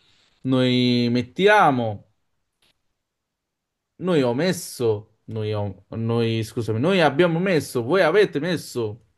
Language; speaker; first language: Italian; non-native, fluent; Bangla